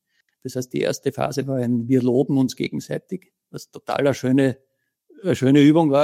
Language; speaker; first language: German; native; German